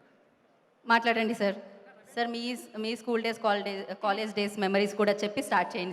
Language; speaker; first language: Telugu; native; Telugu